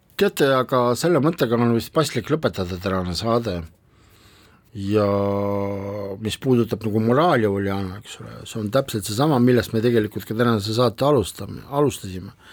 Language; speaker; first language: Estonian; non-native, local second language; Russian